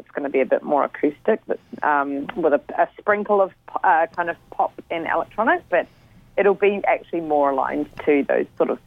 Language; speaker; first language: English; native; English